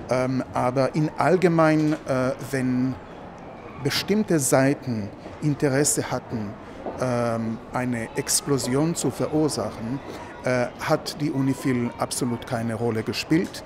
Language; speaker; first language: German; non-native, fluent; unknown